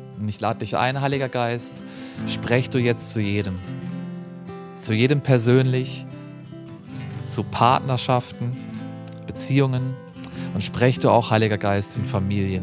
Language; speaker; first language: German; native; German